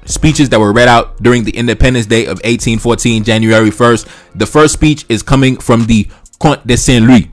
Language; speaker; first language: English; early bilingual, other home language; Haitian Creole